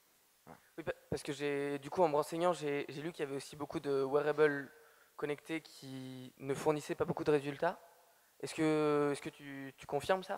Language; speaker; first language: French; native; French